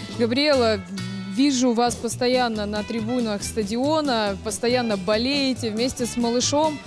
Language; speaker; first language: Russian; native; Russian